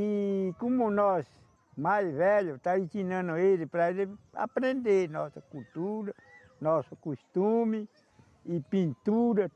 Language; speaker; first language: Portuguese; non-native, local second language; Kayapó